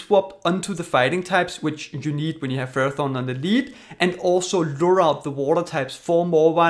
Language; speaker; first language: English; native; English